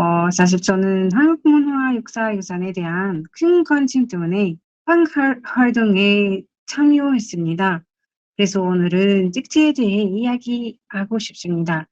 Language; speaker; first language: Korean; non-native, learner; Arabic